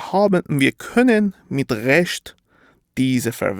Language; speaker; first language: German; non-native, fluent; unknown